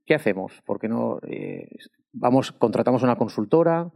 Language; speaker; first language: Spanish; non-native, local second language; Catalan